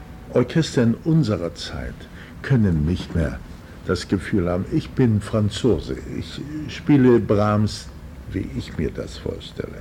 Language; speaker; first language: German; native; German